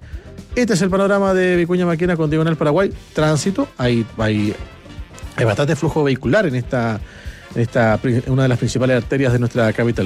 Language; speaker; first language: Spanish; native; Spanish